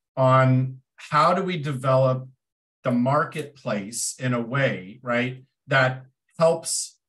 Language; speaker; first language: English; native; English